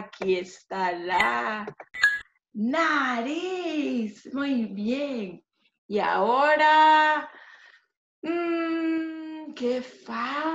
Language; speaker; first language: Spanish; non-native, fluent; English